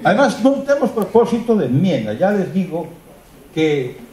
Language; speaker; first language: Spanish; non-native, local second language; Galician